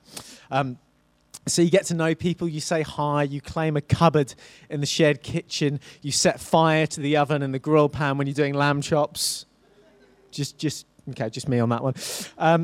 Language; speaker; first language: English; native; English